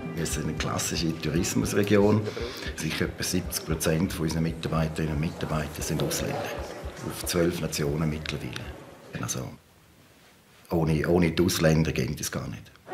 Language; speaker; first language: German; native; German